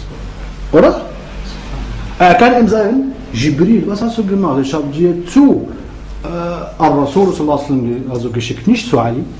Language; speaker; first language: German; non-native, fluent; Arabic